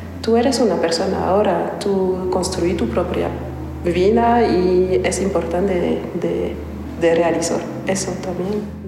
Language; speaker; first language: Spanish; non-native, learner; French